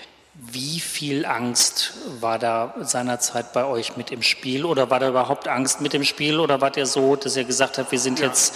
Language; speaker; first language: German; native; German